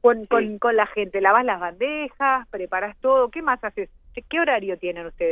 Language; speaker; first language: Spanish; native; Spanish